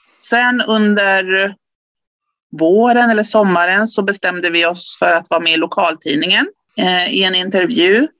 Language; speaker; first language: Swedish; early bilingual, other home language; Spanish